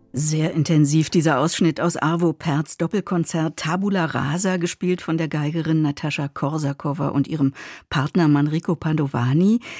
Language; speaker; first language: German; native; German